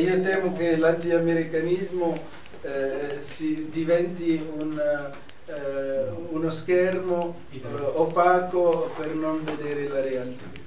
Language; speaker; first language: Italian; non-native, fluent; Arabic